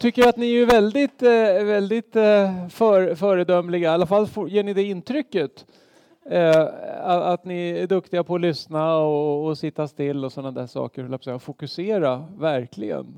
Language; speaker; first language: Swedish; native; Swedish